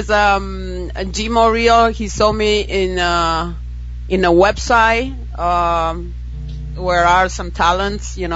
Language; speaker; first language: English; non-native, fluent; Spanish